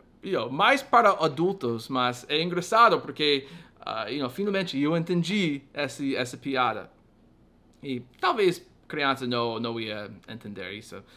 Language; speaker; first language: Portuguese; non-native, fluent; English